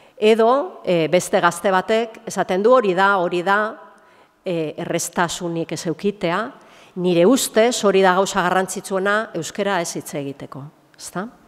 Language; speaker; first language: Basque; native; Basque